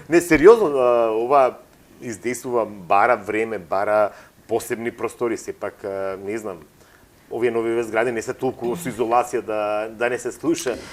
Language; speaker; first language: Macedonian; native; Macedonian